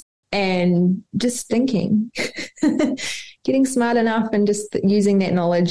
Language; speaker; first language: English; native; English